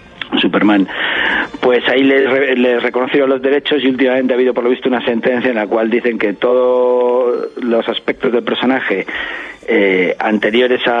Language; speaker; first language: Spanish; native; Spanish